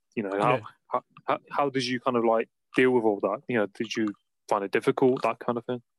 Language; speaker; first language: English; native; English